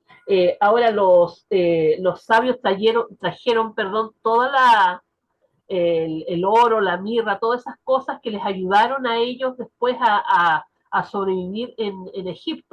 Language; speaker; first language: Spanish; native; Spanish